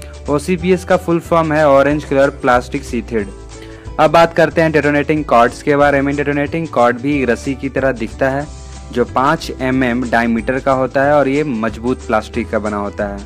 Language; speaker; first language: Hindi; native; Hindi